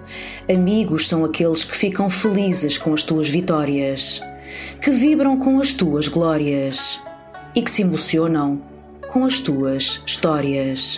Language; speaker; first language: Portuguese; native; Portuguese